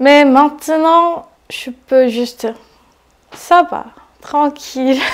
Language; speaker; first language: French; non-native, learner; Korean